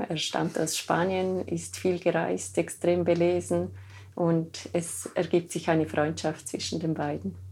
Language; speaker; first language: German; native; German